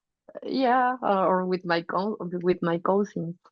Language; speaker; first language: English; non-native, fluent; Spanish